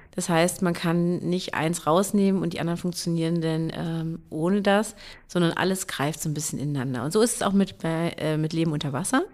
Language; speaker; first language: German; native; German